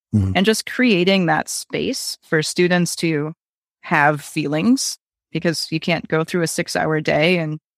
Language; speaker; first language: English; native; English